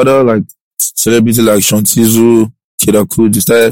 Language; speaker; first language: English; non-native, local second language; Yoruba